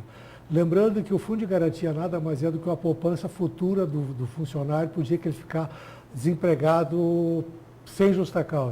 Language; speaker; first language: Portuguese; native; Portuguese